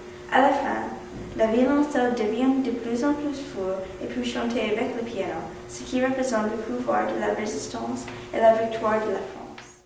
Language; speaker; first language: French; non-native, learner; English